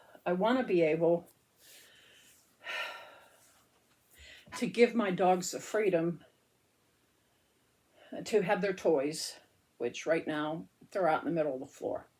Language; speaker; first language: English; native; English